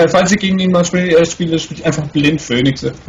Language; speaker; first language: German; native; German